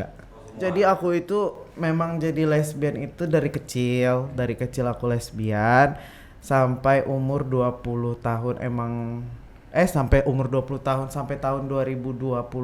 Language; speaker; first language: Indonesian; native; Indonesian